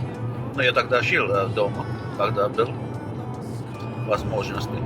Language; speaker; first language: Russian; non-native, learner; Finnish